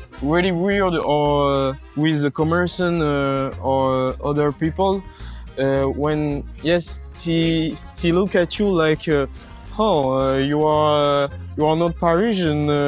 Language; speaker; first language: English; non-native, learner; French